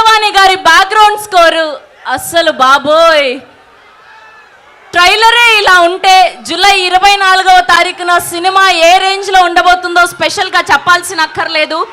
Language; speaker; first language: Telugu; native; Telugu